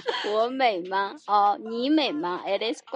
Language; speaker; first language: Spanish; non-native, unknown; Chinese